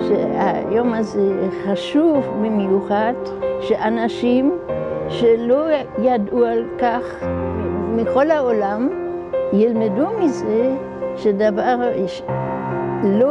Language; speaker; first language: Hebrew; non-native, fluent; German